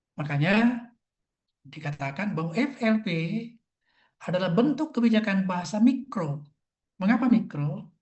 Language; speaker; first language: Indonesian; non-native, local second language; Buginese